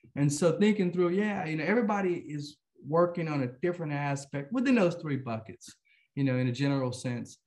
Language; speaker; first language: English; native; English